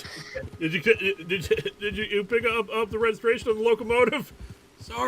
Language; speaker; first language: English; native; English